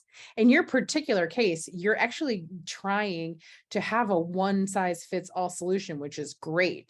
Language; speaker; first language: English; native; English